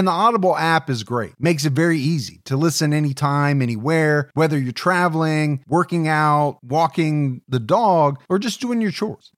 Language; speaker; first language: English; native; English